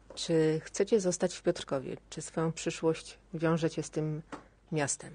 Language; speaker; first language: Polish; native; Polish